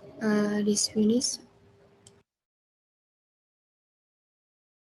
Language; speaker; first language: English; non-native, learner; Indonesian